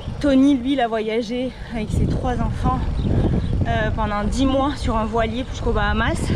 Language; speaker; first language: French; native; French